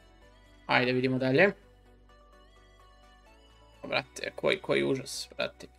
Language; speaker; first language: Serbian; non-native, learner; Dutch